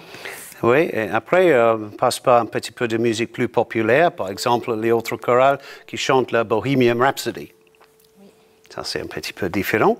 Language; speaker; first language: French; non-native, learner; English